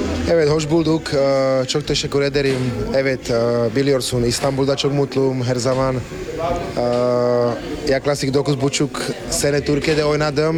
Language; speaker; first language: Turkish; non-native, learner; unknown